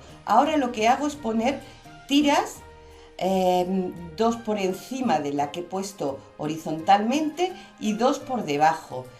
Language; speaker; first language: Spanish; native; Spanish